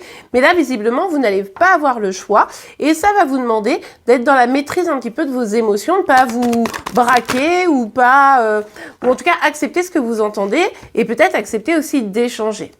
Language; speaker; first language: French; native; French